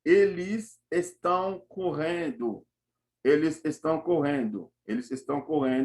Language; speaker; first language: Portuguese; non-native, fluent; Haitian Creole